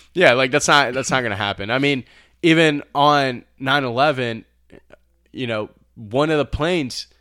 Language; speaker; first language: English; early bilingual, other home language; Albanian